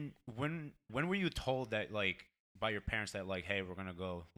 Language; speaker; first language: English; early bilingual, other home language; Portuguese